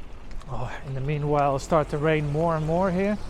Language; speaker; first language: English; non-native, fluent; Dutch